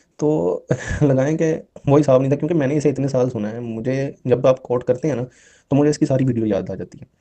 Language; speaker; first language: Urdu; non-native, local second language; Punjabi